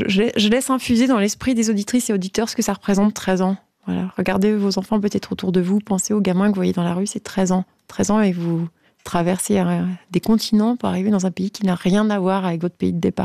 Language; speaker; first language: French; native; French